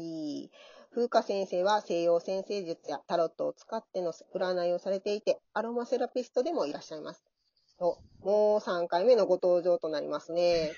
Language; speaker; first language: Japanese; native; Japanese